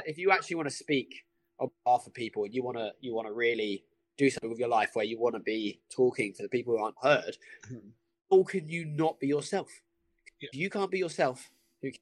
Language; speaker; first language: English; native; English